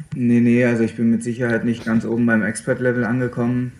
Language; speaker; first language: German; native; German